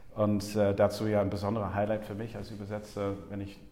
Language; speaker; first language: German; non-native, fluent; English